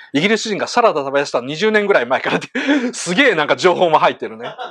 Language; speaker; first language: Japanese; native; Japanese